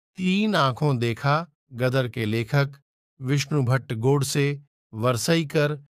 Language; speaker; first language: Hindi; native; Hindi